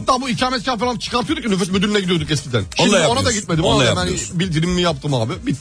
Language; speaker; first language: Turkish; native; Turkish